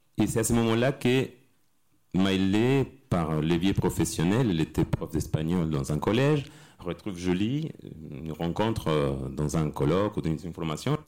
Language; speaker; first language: French; non-native, fluent; Spanish